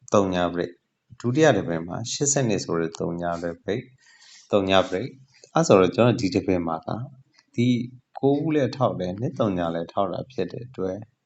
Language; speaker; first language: Burmese; native; Burmese